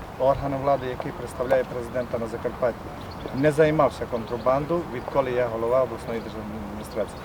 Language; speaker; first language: Ukrainian; native; Ukrainian